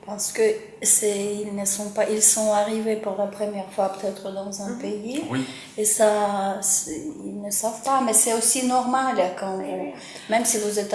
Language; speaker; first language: French; non-native, fluent; Ukrainian